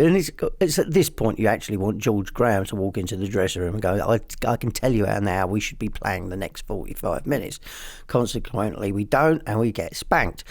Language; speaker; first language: English; native; English